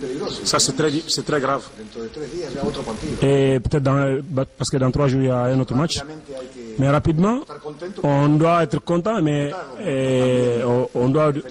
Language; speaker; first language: French; non-native, fluent; Spanish